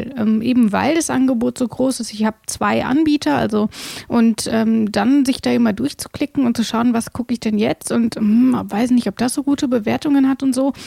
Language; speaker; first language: German; native; German